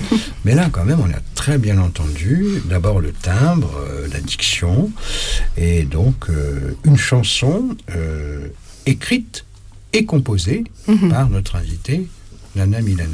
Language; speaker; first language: French; native; French